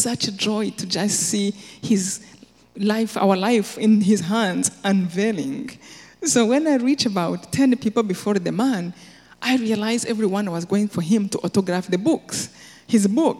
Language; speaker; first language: English; non-native, local second language; Kinyarwanda